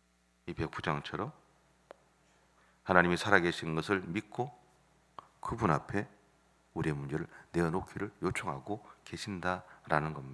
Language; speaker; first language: Korean; native; Korean